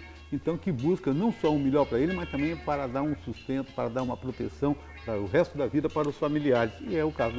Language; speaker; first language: Portuguese; native; Portuguese